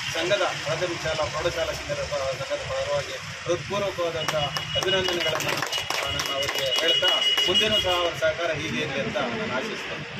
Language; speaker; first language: Kannada; native; Kannada